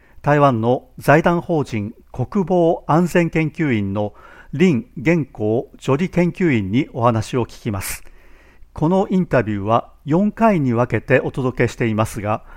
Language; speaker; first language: Japanese; native; Japanese